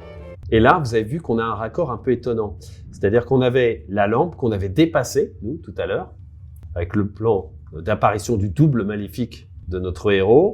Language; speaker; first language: French; native; French